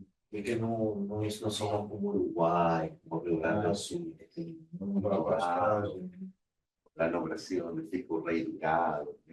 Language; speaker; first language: Portuguese; non-native, fluent; Spanish